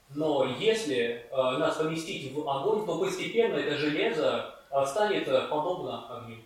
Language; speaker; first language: Russian; native; Russian